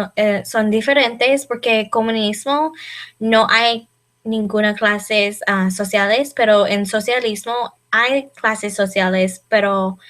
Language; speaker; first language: Spanish; non-native, learner; English